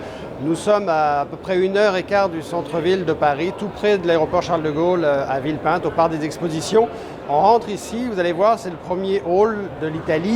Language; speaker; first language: French; native; French